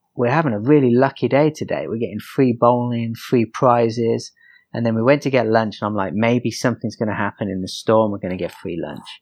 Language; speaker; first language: English; native; English